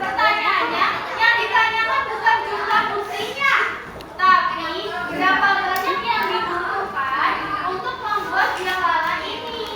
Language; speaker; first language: Indonesian; native; Indonesian